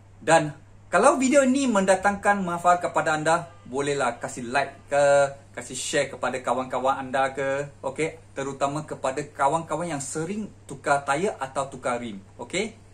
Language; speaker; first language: Malay; native; Malay